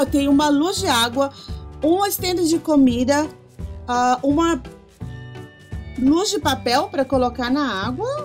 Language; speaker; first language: Portuguese; non-native, fluent; Spanish